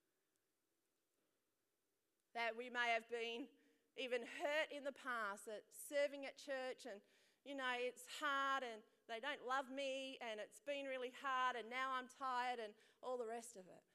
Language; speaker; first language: English; native; English